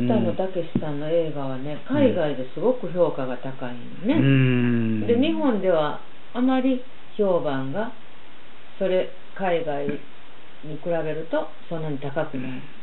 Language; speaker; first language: Japanese; native; Japanese